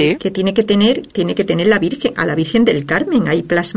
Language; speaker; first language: Spanish; native; Spanish